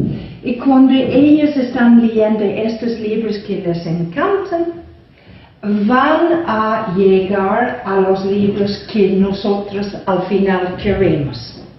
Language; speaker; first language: Spanish; non-native, fluent; English